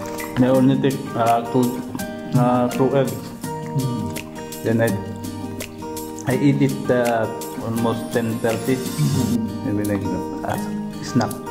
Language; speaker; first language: English; non-native, learner; Filipino